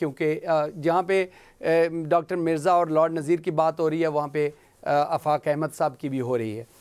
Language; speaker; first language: Urdu; non-native, local second language; Punjabi